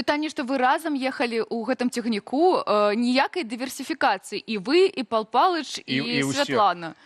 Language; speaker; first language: Belarusian; native; Belarusian